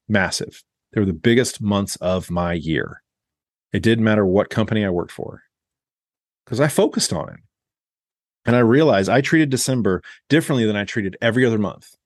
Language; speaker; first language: English; native; English